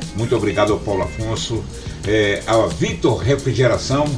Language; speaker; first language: Portuguese; native; Portuguese